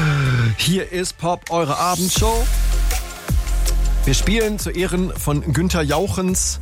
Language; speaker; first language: German; native; German